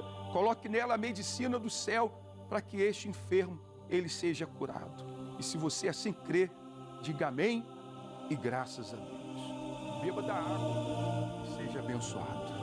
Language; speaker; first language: Portuguese; native; Portuguese